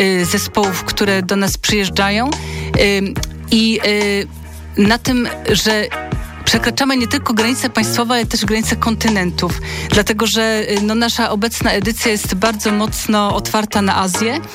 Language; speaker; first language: Polish; native; Polish